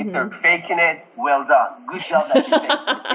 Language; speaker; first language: English; non-native, fluent; Persian